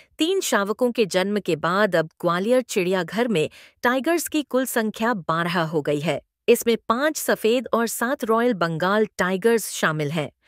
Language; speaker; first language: Hindi; native; Hindi